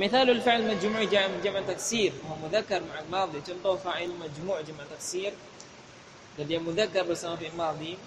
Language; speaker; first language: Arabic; non-native, fluent; Indonesian